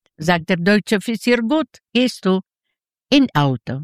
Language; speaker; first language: German; non-native, learner; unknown